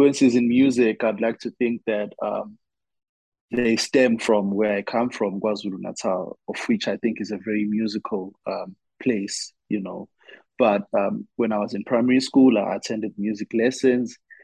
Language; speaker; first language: English; non-native, local second language; Zulu